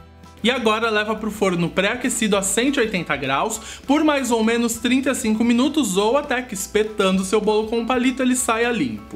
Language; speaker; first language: Portuguese; native; Portuguese